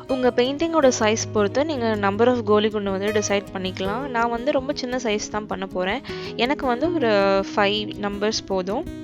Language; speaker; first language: Tamil; native; Tamil